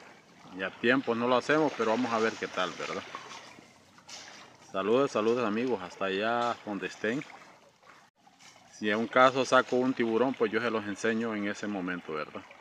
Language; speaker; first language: Spanish; native; Spanish